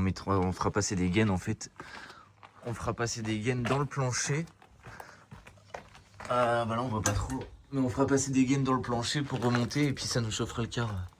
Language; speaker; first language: French; native; French